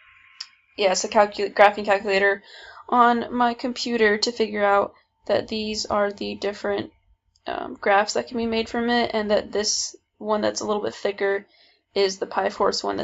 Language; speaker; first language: English; native; English